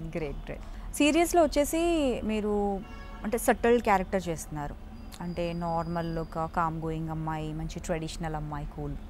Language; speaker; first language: Telugu; native; Telugu